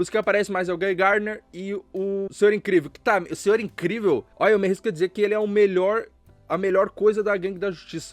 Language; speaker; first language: Portuguese; native; Portuguese